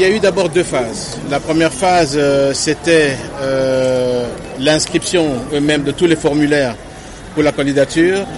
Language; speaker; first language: French; non-native, local second language; Lingala